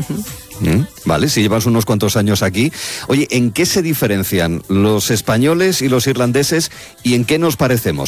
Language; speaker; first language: Spanish; native; Spanish